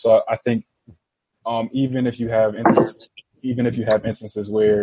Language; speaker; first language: English; native; English